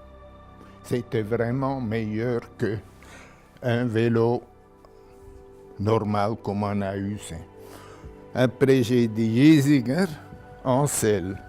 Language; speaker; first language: French; non-native, local second language; German